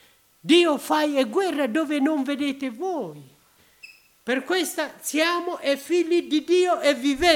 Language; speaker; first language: Italian; non-native, learner; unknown